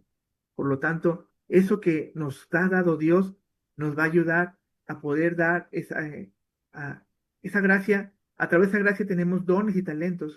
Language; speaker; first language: Spanish; native; Spanish